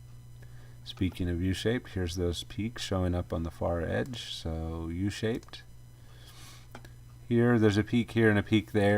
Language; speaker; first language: English; native; English